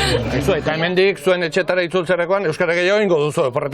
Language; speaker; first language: Basque; native; Basque